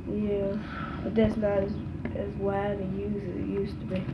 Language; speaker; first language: English; native; English